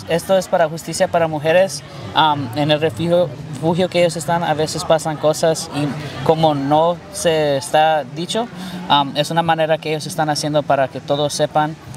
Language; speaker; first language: Spanish; early bilingual, heritage; Spanish